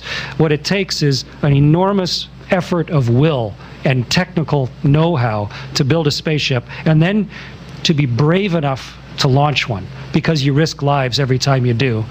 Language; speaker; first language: English; native; English